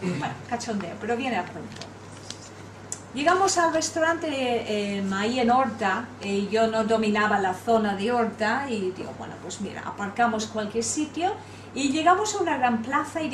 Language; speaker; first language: Spanish; non-native, fluent; English